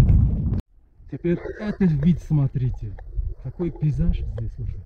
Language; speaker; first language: Russian; non-native, fluent; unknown